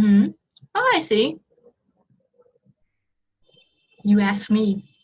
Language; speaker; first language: English; non-native, fluent; Vietnamese